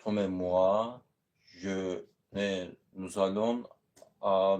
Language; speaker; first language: French; non-native, learner; Azerbaijani